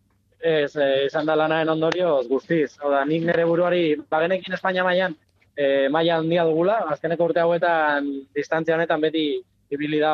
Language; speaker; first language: Basque; native; Basque